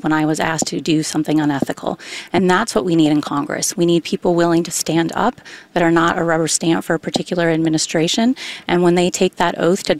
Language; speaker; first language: English; native; English